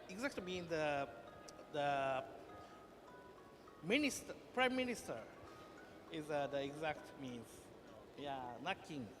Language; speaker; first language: English; non-native, learner; Japanese